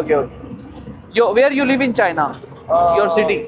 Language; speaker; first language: English; non-native, learner; Punjabi